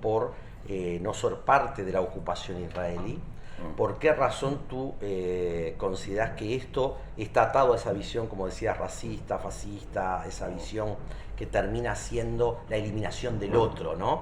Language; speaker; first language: Spanish; native; Spanish